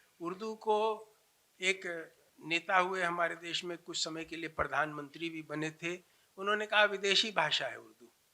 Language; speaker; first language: Hindi; native; Hindi